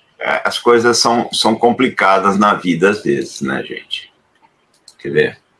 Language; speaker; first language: Portuguese; native; Portuguese